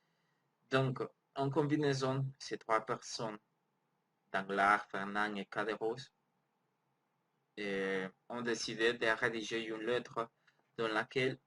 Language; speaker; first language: French; non-native, learner; Spanish